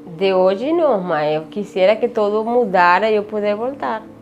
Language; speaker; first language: Portuguese; non-native, learner; Spanish